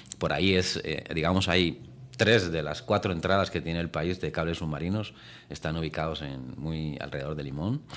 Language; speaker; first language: Spanish; native; Spanish